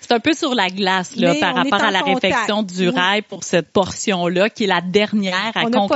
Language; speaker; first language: French; native; French